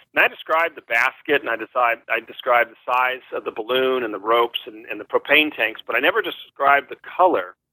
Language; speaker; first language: English; native; English